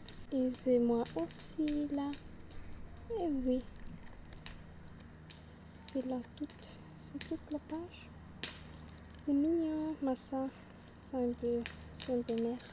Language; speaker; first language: French; non-native, learner; German